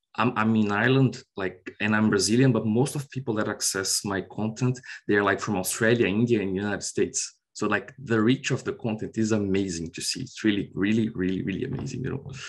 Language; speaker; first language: English; non-native, fluent; Portuguese